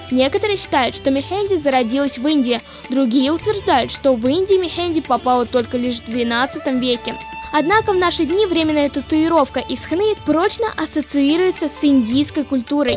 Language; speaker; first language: Russian; native; Russian